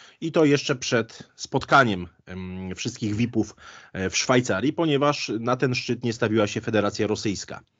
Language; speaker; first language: Polish; native; Polish